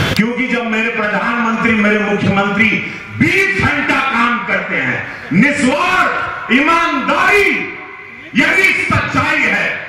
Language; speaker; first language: Hindi; native; Hindi